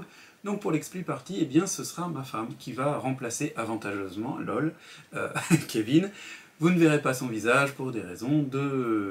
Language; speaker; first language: French; native; French